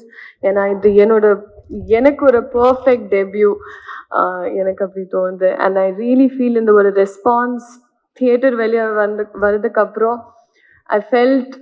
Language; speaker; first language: Tamil; non-native, fluent; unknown